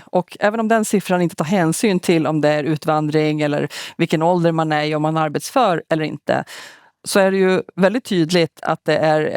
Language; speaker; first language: Swedish; native; Swedish